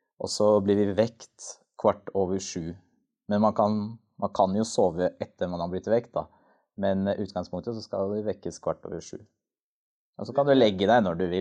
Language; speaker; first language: Norwegian; native; Norwegian